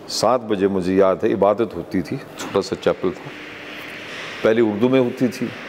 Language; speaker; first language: Hindi; non-native, local second language; English